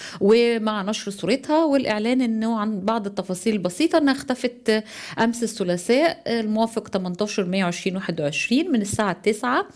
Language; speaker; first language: Arabic; native; Arabic